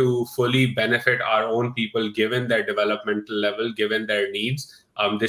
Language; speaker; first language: English; non-native, local second language; Urdu